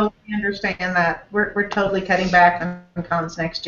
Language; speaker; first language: English; native; English